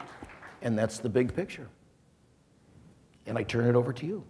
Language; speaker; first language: English; native; English